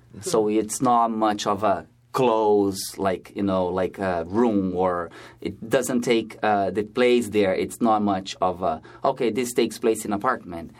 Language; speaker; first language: English; non-native, fluent; Portuguese